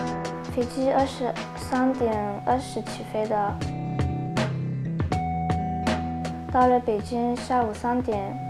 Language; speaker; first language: Chinese; non-native, learner; French